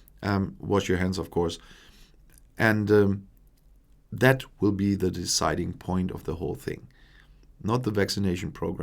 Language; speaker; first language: English; non-native, fluent; German